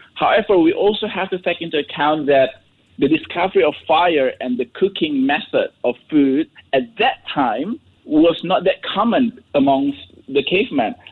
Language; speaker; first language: English; non-native, fluent; Indonesian